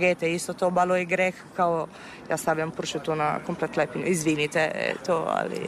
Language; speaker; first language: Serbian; non-native, fluent; Italian